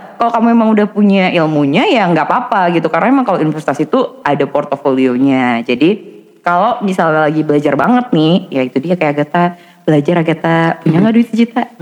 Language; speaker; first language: Indonesian; native; Indonesian